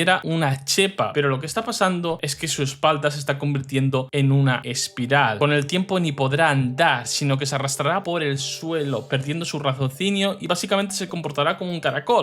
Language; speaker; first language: Spanish; native; Spanish